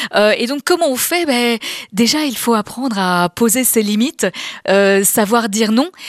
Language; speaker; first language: French; native; French